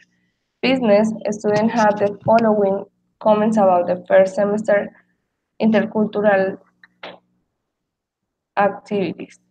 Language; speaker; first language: English; non-native, learner; Spanish